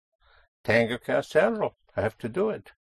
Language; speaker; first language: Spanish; non-native, fluent; English